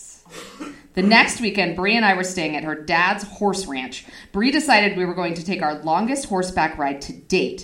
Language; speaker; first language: English; native; English